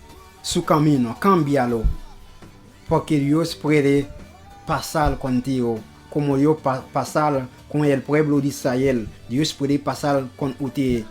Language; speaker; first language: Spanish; non-native, local second language; Haitian Creole